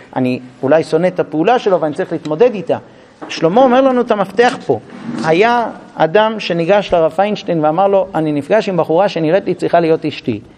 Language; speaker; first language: Hebrew; non-native, fluent; English